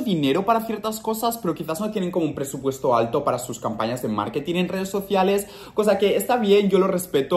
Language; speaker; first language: Spanish; native; Spanish